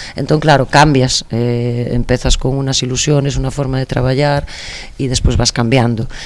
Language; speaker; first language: Galician; non-native, local second language; Spanish